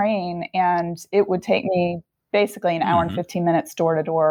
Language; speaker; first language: English; native; English